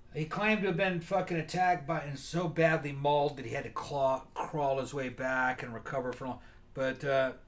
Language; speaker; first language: English; native; English